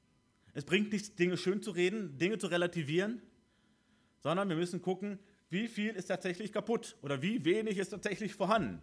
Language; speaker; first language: German; native; German